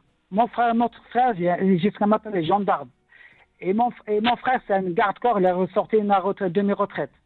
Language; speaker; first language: French; non-native, local second language; Arabic